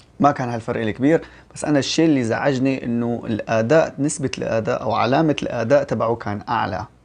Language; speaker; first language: Arabic; native; Arabic